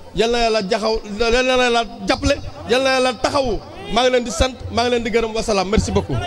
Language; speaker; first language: Wolof; non-native, local second language; Serer